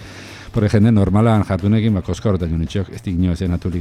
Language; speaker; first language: Basque; native; Basque